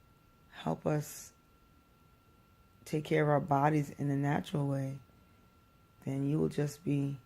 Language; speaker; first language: English; native; English